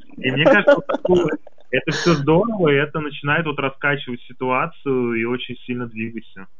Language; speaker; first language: Russian; native; Russian